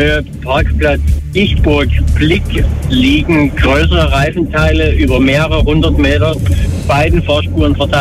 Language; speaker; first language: German; native; German